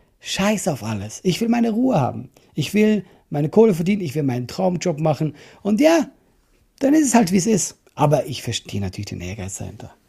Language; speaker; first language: German; non-native, fluent; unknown